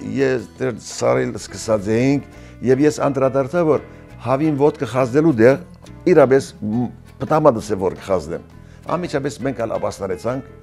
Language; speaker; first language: Armenian; native; Armenian